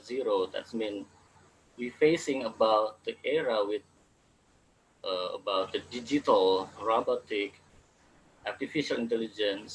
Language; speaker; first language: English; non-native, fluent; Indonesian